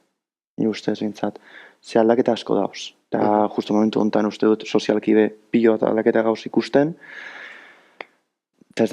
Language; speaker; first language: Basque; native; Basque